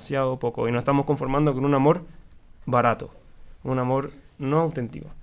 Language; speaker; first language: Spanish; native; Spanish